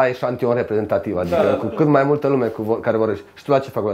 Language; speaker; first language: Romanian; native; Romanian